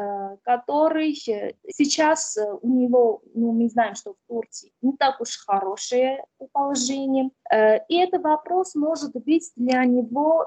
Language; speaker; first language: Russian; non-native, fluent; Armenian